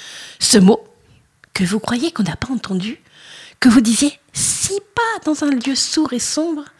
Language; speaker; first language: French; native; French